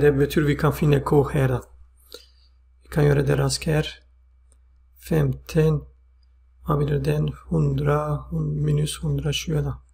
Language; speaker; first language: Swedish; non-native, fluent; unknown